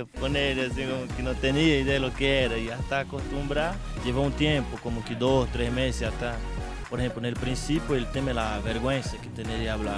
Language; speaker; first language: Spanish; non-native, fluent; Portuguese